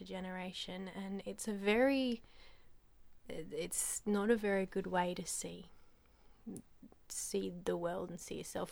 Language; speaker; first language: English; native; English